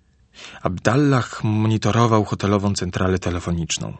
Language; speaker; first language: Polish; native; Polish